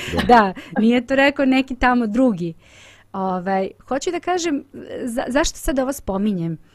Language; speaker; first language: Bosnian; native; Bosnian